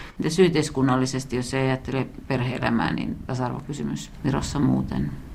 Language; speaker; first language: Finnish; native; Finnish